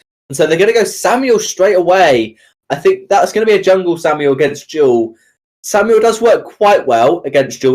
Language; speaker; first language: English; native; English